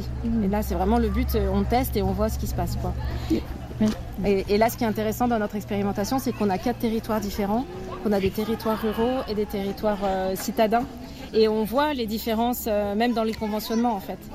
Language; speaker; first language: French; native; French